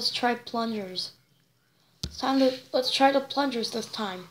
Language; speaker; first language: English; native; English